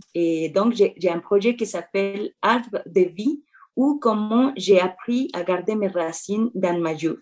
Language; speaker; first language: French; non-native, fluent; Spanish